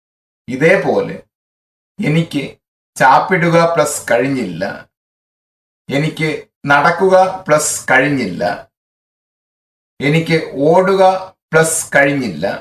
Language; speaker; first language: Malayalam; non-native, fluent; Tamil